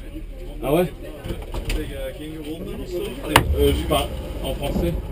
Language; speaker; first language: French; native; French